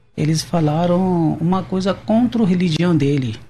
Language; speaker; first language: Portuguese; non-native, learner; Urdu